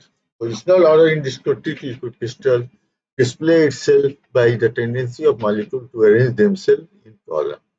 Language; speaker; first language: English; non-native, local second language; Hindi